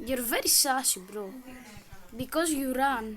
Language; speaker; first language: English; non-native, learner; Greek